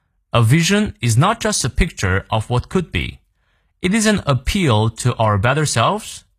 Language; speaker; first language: English; non-native, fluent; Chinese